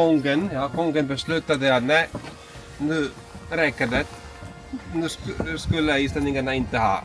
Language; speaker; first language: Swedish; non-native, fluent; Icelandic